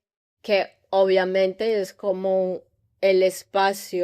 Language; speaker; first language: Spanish; early bilingual, heritage; English